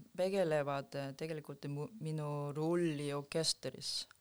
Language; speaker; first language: Estonian; non-native, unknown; Korean